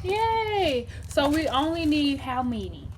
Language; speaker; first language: English; native; English